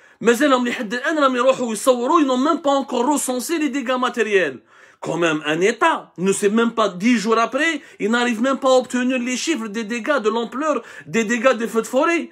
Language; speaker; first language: French; non-native, local second language; Arabic